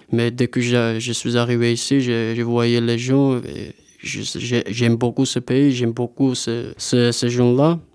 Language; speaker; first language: French; non-native, learner; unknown